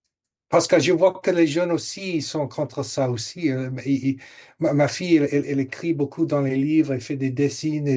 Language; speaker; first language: French; non-native, fluent; English